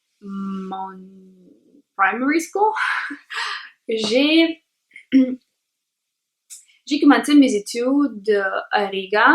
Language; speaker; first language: French; non-native, learner; Russian